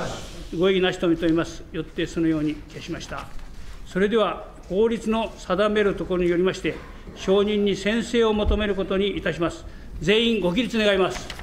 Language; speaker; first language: Japanese; native; Japanese